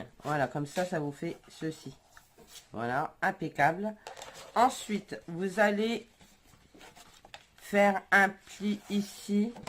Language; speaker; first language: French; native; French